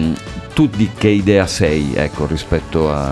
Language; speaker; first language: Italian; native; Italian